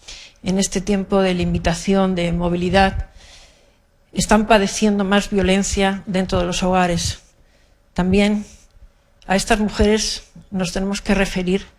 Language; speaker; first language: Spanish; native; Spanish